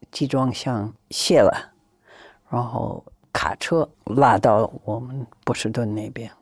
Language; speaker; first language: Chinese; non-native, fluent; English